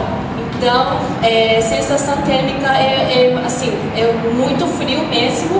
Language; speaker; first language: Portuguese; non-native, fluent; Japanese